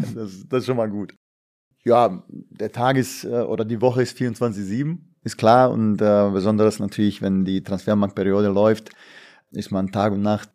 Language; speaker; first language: German; non-native, fluent; Bosnian